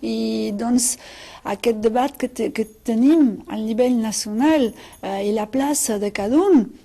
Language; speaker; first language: Catalan; early bilingual, heritage; Catalan